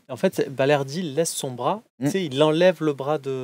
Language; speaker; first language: French; native; French